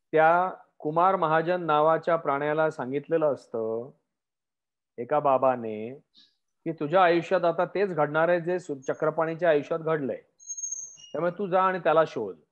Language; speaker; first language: Marathi; native; Marathi